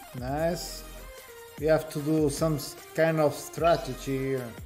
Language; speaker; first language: English; non-native, learner; Portuguese